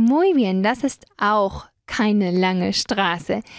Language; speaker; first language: German; non-native, fluent; Spanish